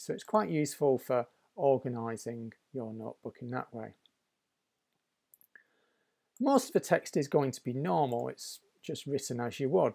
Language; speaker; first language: English; native; English